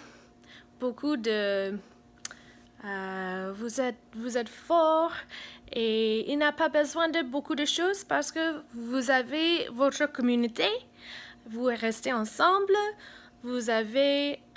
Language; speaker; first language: French; non-native, fluent; English